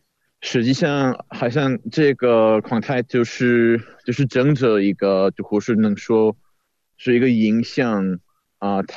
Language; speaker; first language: Chinese; non-native, fluent; Czech